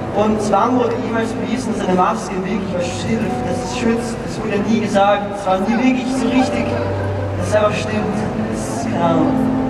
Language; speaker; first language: German; native; German